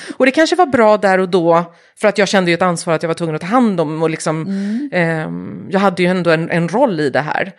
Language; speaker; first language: Swedish; early bilingual, heritage; Swedish